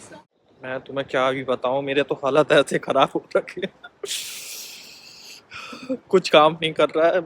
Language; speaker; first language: Hindi; native; Hindi